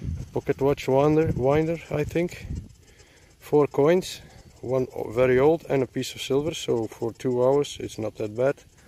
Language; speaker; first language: English; non-native, fluent; Dutch